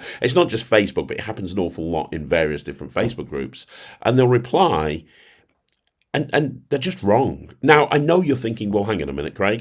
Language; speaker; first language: English; native; English